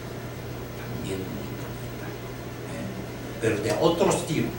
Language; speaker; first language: Spanish; non-native, learner; Chinese